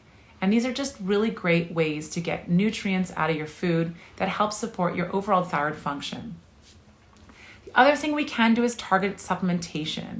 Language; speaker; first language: English; native; English